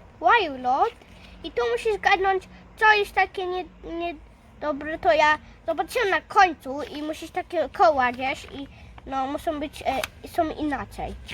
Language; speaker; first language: Polish; early bilingual, heritage; Polish